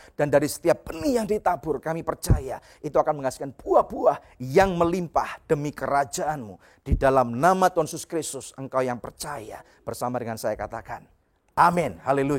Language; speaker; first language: Indonesian; native; Indonesian